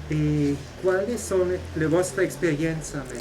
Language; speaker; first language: Italian; non-native, fluent; German